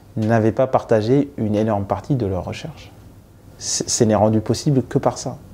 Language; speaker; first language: French; non-native, local second language; Wolof